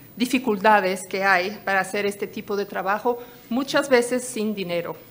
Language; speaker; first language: Spanish; non-native, fluent; Portuguese